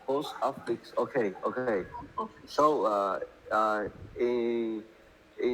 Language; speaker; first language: English; non-native, learner; Vietnamese